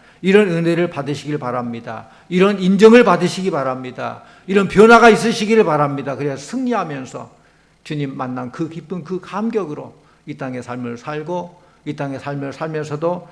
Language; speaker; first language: Korean; native; Korean